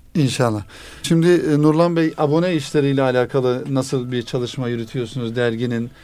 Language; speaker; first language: Turkish; native; Turkish